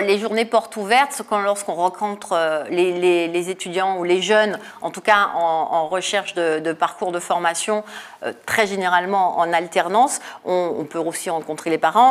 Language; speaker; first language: French; native; French